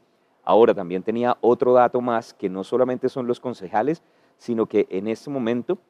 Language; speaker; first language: Spanish; native; Spanish